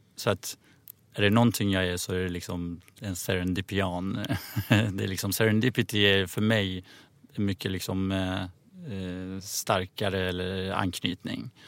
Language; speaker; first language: Swedish; early bilingual, other home language; Persian